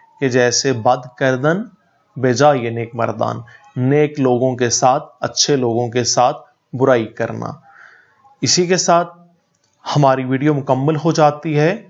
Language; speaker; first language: Urdu; native; Urdu